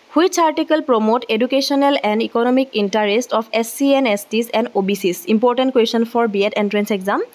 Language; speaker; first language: English; non-native, local second language; Assamese